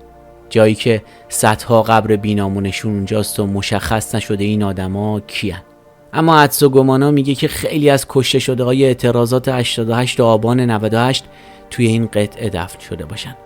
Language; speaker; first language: Persian; native; Persian